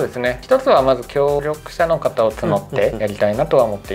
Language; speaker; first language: Japanese; native; Japanese